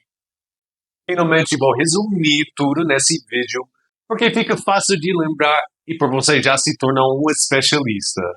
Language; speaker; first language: Portuguese; non-native, fluent; English